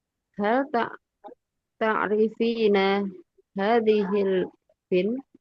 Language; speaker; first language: Arabic; non-native, learner; Indonesian